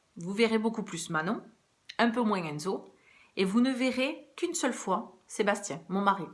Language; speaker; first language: French; early bilingual, other home language; Portuguese